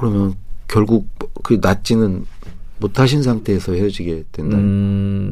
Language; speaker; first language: Korean; native; Korean